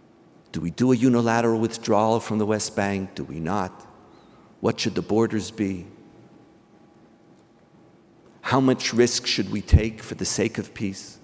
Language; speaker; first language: English; native; English